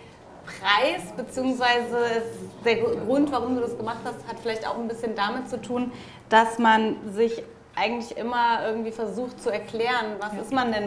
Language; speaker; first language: German; native; German